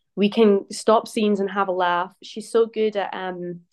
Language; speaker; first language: English; native; English